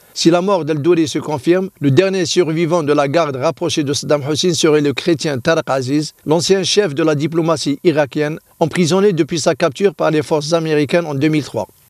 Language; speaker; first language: French; non-native, local second language; Arabic